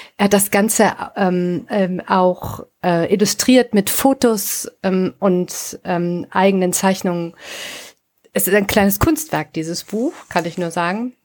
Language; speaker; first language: German; native; German